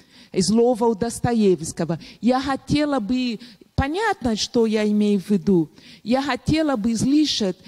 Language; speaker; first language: Russian; non-native, learner; Portuguese